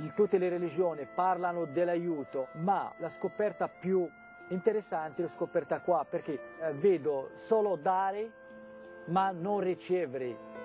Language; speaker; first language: Italian; non-native, fluent; Arabic